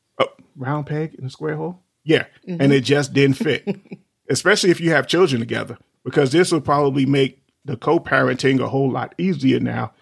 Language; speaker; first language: English; native; English